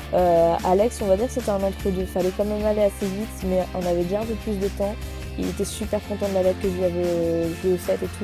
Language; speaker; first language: French; native; French